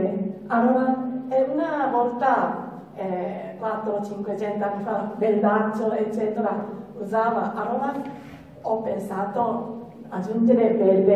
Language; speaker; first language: Italian; non-native, learner; Japanese